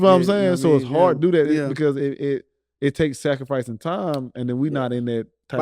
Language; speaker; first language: English; native; English